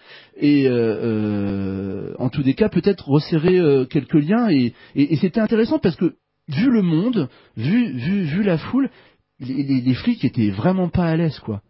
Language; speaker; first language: French; native; French